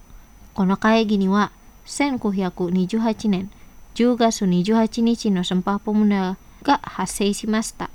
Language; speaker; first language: Japanese; non-native, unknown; Indonesian